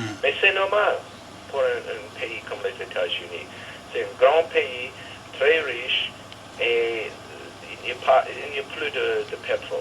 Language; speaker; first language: French; non-native, fluent; English